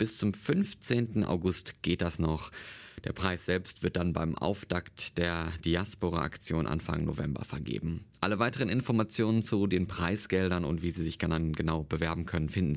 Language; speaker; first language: German; native; German